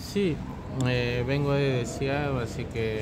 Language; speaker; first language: Spanish; non-native, local second language; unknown